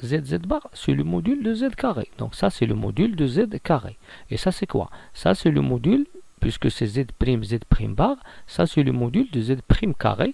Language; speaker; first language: French; non-native, local second language; Arabic